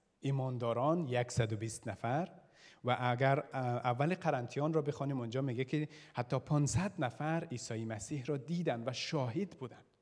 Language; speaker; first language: Persian; native; Persian